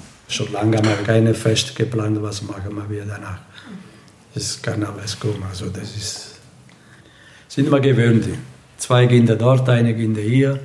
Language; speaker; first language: German; non-native, learner; Italian